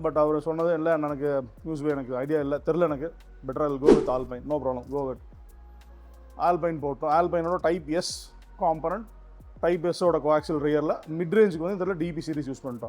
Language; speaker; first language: Tamil; native; Tamil